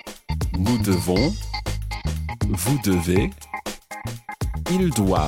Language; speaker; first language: French; non-native, fluent; English